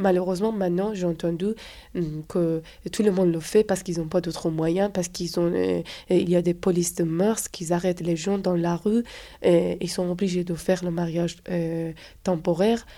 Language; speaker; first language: French; non-native, fluent; Persian